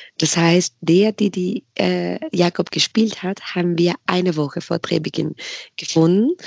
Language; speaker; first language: German; non-native, fluent; Spanish